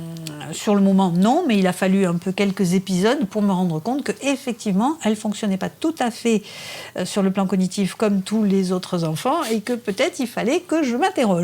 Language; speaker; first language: French; native; French